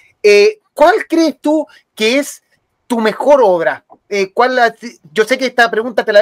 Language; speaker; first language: Spanish; native; Spanish